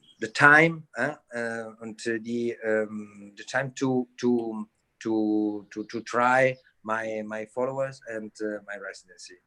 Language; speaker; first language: English; non-native, learner; Italian